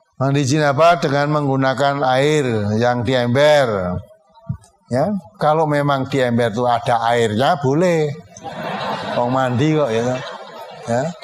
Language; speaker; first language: Indonesian; non-native, local second language; Javanese